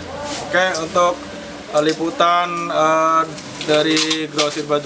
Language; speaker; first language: Indonesian; native; Indonesian